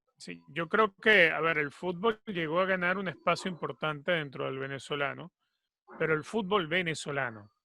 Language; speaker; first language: Spanish; native; Spanish